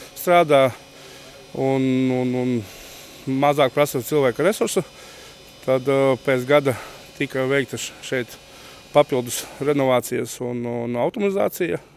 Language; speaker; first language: Latvian; native; Latvian